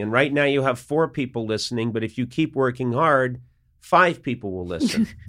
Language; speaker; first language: English; native; English